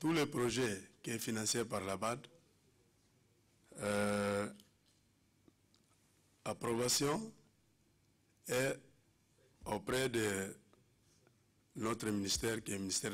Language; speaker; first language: French; non-native, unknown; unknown